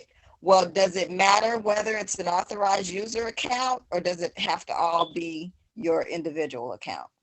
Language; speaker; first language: English; native; English